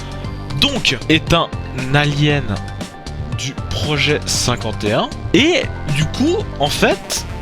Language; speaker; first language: French; native; French